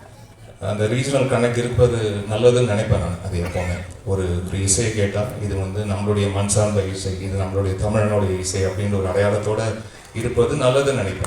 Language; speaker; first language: Tamil; native; Tamil